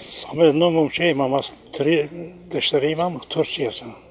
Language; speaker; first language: Bulgarian; non-native, local second language; Turkish